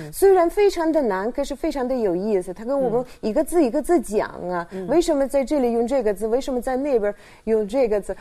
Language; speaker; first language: Chinese; non-native, fluent; Russian